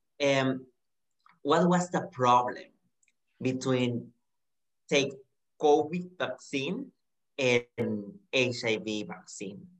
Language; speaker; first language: English; non-native, learner; Spanish